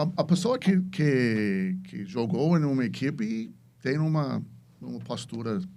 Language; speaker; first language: Portuguese; non-native, fluent; English